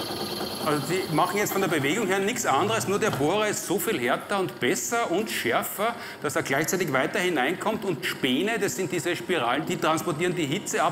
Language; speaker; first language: German; native; German